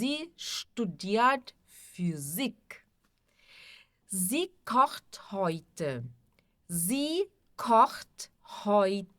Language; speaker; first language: German; non-native, fluent; Portuguese